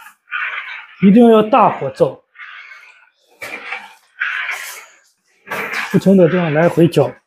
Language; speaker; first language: Chinese; native; Chinese